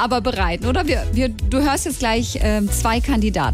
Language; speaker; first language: German; native; German